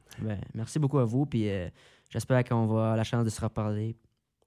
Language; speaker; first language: French; native; French